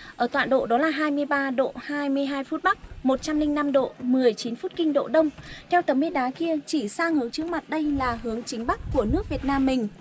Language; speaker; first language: Vietnamese; non-native, local second language; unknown